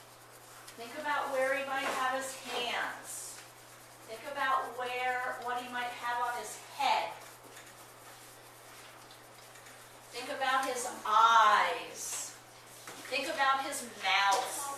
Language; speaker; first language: English; native; English